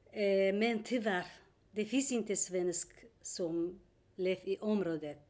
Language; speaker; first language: Swedish; non-native, learner; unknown